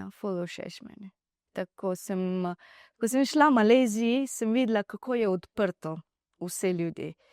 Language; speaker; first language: Slovenian; non-native, learner; Divehi